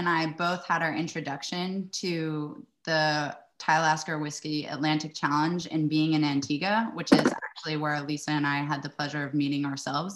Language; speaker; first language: English; native; English